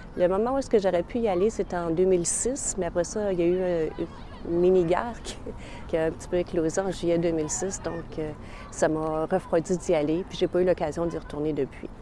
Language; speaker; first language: French; native; French